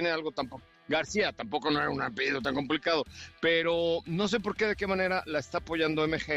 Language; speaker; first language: Spanish; native; Spanish